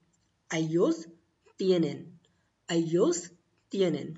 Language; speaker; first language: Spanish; non-native, learner; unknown